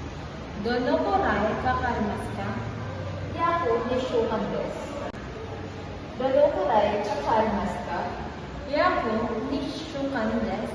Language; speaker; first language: Japanese; non-native, learner; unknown